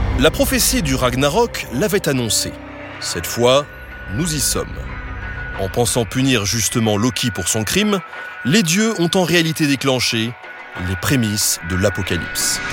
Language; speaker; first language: French; native; French